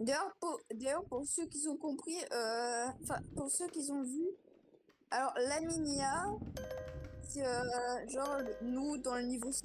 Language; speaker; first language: French; native; French